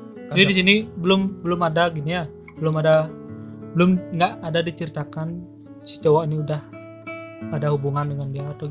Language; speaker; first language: Indonesian; native; Indonesian